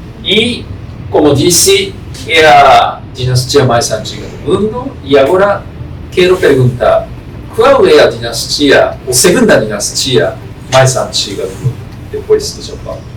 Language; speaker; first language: Portuguese; non-native, fluent; Japanese